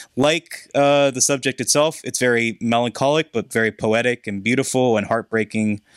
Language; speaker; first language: English; native; English